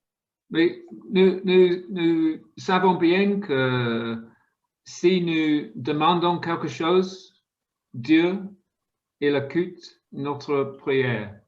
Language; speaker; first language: French; non-native, fluent; English